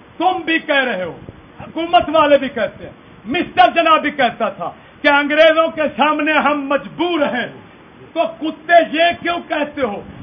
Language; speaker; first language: Urdu; non-native, local second language; Punjabi